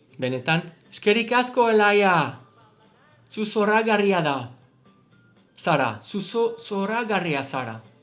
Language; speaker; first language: Basque; non-native, learner; English